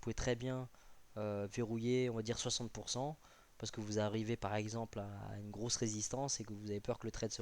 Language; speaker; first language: French; native; French